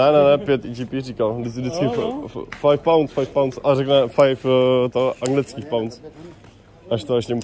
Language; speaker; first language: Czech; native; Czech